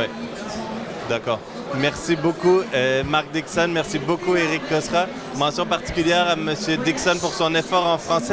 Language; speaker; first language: French; native; French